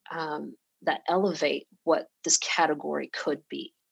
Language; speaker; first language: English; early bilingual, other home language; Chinese